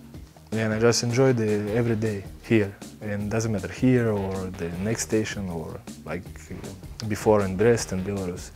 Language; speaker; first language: English; non-native, learner; Belarusian